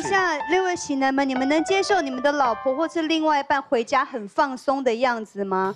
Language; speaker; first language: Chinese; native; Chinese